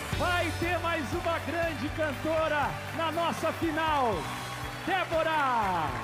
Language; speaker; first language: Portuguese; native; Portuguese